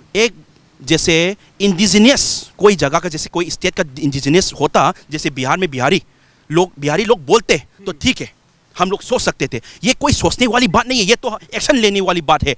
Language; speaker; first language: Hindi; non-native, local second language; Manipuri